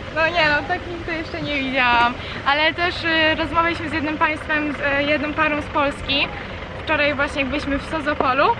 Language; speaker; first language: Polish; native; Polish